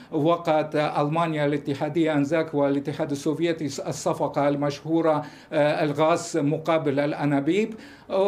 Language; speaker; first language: Arabic; non-native, fluent; Russian